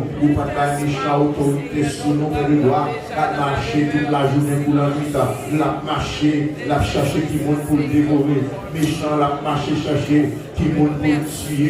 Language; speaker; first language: French; non-native, local second language; Haitian Creole